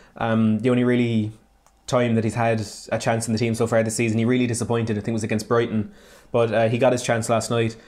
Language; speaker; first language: English; native; English